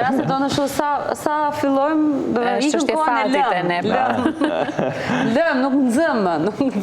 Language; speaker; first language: Albanian; native; Albanian